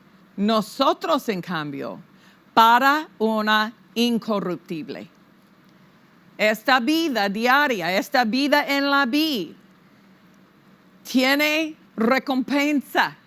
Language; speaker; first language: Spanish; non-native, fluent; English